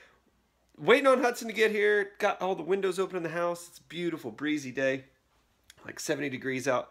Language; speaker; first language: English; native; English